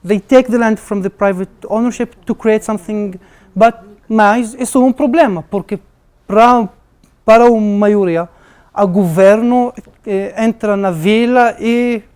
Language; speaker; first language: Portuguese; non-native, learner; Arabic